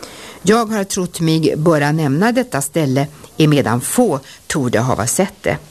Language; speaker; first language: Swedish; native; Swedish